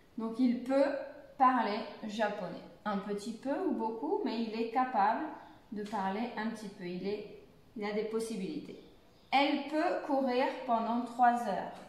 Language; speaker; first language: French; native; French